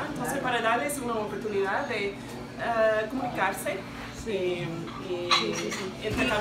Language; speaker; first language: Spanish; non-native, fluent; English